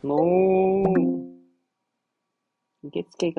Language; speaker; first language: Japanese; non-native, learner; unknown